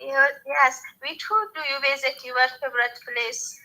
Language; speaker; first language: English; non-native, learner; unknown